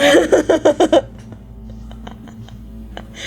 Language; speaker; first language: English; native; English